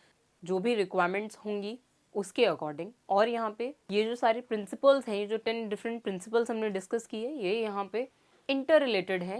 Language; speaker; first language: Hindi; native; Hindi